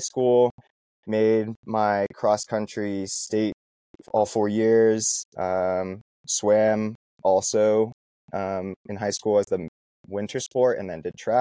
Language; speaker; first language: English; native; English